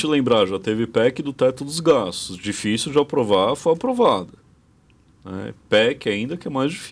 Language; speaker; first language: Portuguese; native; Portuguese